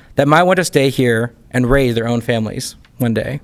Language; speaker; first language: English; native; English